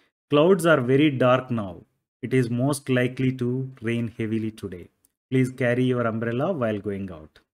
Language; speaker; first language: English; non-native, local second language; Telugu